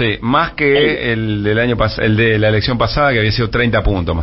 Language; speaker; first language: Spanish; native; Spanish